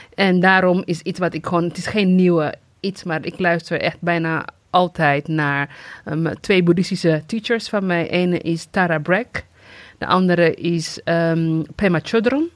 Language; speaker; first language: Dutch; non-native, fluent; Tigrinya